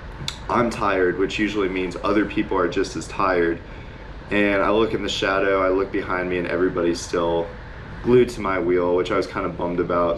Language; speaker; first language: English; native; English